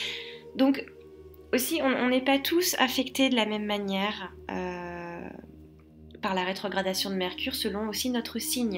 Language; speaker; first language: French; native; French